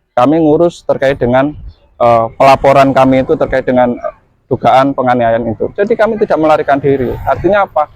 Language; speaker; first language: Indonesian; native; Indonesian